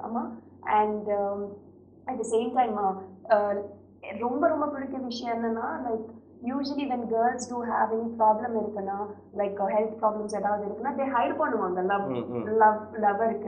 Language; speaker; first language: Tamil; non-native, learner; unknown